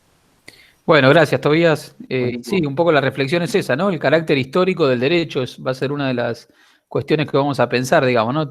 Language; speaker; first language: Spanish; native; Spanish